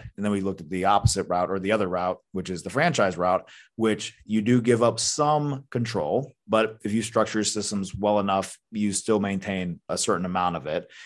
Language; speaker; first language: English; native; English